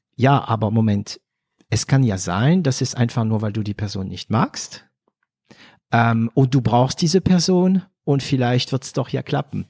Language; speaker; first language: German; non-native, fluent; French